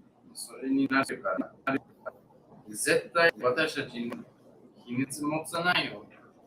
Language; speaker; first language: Japanese; non-native, learner; English